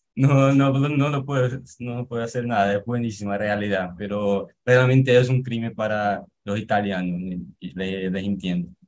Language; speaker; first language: Spanish; non-native, fluent; Portuguese